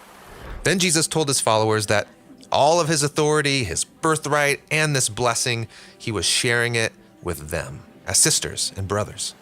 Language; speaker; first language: English; native; English